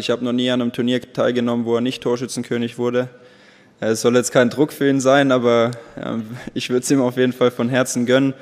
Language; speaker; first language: German; native; German